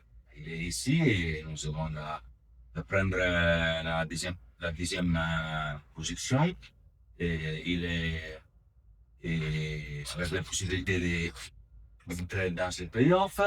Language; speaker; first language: French; non-native, learner; Italian